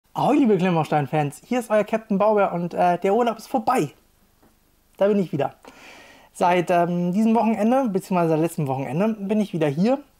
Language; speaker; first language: German; native; German